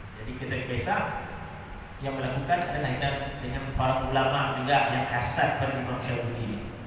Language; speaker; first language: Malay; native; Malay